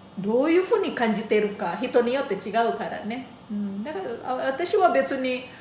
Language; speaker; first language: Japanese; non-native, fluent; Indonesian